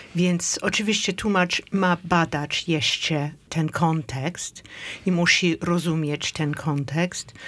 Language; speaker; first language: Polish; non-native, fluent; English